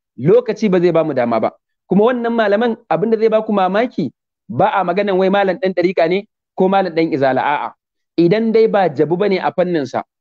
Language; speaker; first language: Hausa; native; Hausa